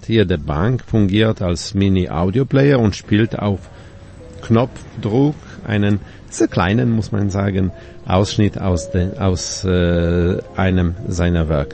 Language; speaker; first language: German; non-native, fluent; Polish